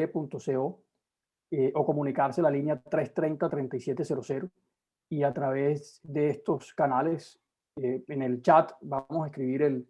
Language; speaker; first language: Spanish; native; Spanish